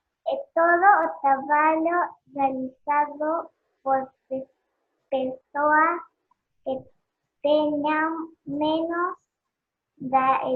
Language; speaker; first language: Portuguese; non-native, learner; Spanish